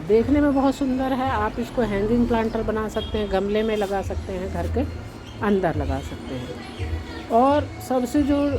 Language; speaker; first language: Hindi; native; Hindi